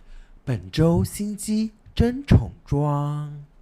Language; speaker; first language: Chinese; non-native, learner; English